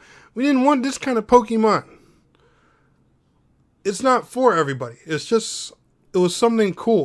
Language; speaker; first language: English; native; English